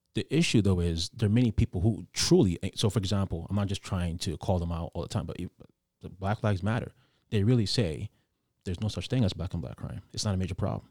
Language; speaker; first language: English; non-native, local second language; Akan